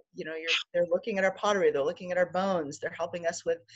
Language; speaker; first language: English; native; English